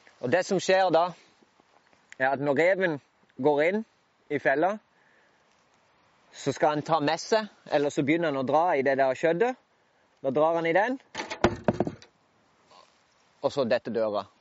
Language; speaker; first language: Norwegian; native; Norwegian